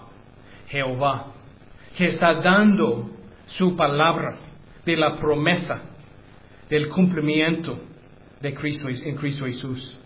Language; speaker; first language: Spanish; non-native, learner; English